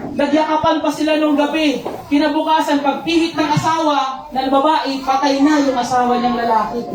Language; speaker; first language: Filipino; non-native, local second language; Cebuano